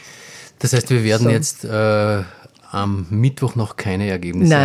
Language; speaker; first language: German; native; German